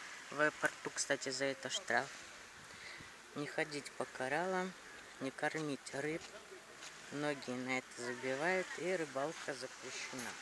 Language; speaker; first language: Russian; native; Russian